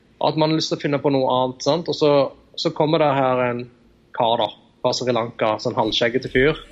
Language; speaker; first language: Norwegian; early bilingual, other home language; Tamil